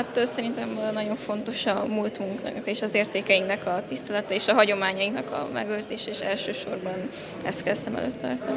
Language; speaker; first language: Hungarian; native; Hungarian